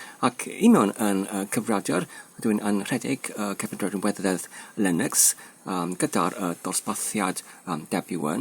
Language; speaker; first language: Welsh; non-native, fluent; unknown